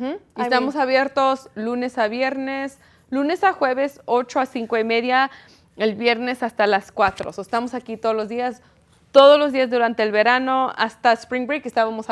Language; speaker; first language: Spanish; early bilingual, heritage; Spanish